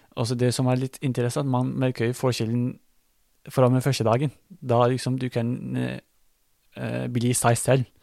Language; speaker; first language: Norwegian; non-native, fluent; Turkish